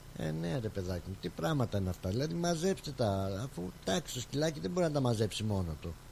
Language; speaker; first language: Greek; native; Greek